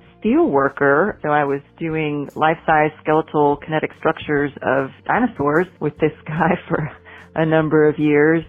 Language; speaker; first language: English; native; English